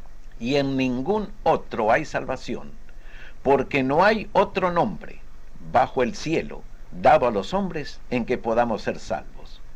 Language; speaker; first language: Spanish; native; Spanish